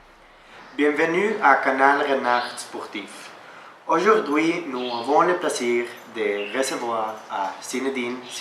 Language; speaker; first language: French; non-native, learner; Spanish